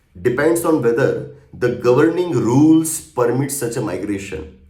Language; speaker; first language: English; non-native, local second language; Gujarati